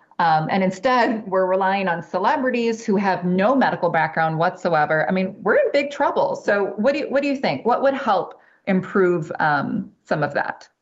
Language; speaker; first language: English; native; English